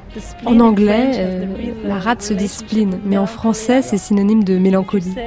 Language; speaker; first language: French; native; French